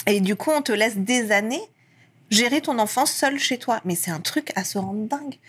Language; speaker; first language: French; early bilingual, other home language; Persian